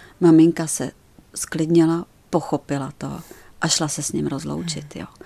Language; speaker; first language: Czech; native; Czech